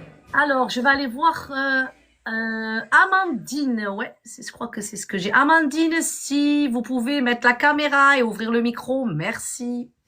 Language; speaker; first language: French; native; French